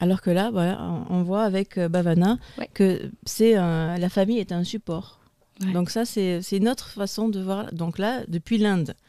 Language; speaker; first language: French; native; French